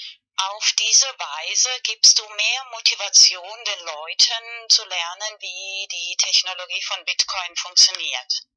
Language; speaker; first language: German; non-native, learner; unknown